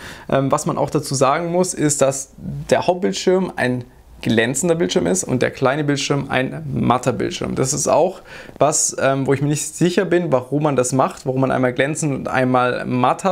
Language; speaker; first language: German; native; German